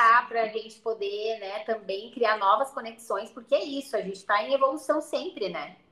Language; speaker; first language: Portuguese; native; Portuguese